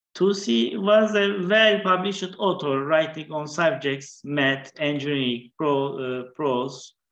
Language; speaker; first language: English; non-native, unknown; Turkish